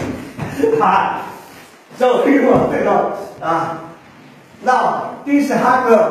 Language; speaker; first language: English; non-native, learner; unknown